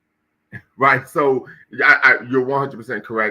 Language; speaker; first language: English; native; English